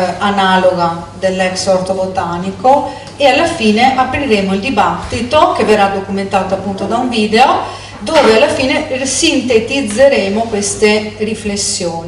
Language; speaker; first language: Italian; native; Italian